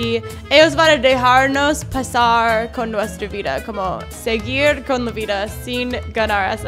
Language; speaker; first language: Spanish; non-native, learner; English